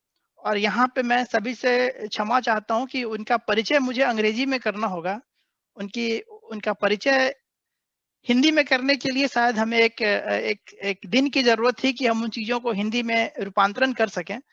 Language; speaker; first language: Hindi; native; Hindi